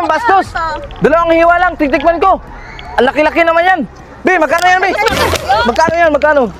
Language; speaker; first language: Filipino; non-native, local second language; Cebuano